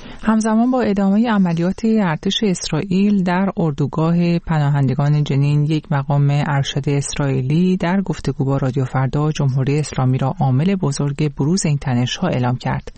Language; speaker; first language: Persian; native; Persian